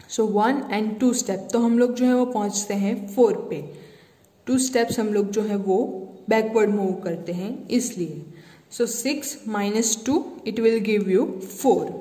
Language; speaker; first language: Hindi; non-native, local second language; Gujarati